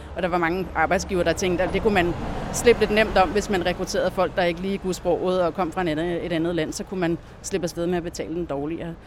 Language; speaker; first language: Danish; native; Danish